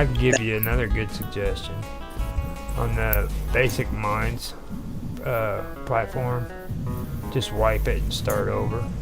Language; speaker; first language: English; native; English